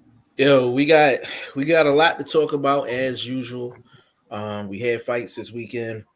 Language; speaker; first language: English; native; English